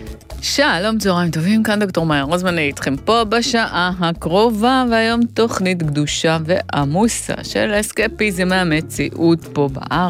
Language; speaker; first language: Hebrew; native; Hebrew